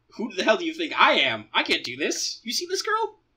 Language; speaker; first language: English; native; English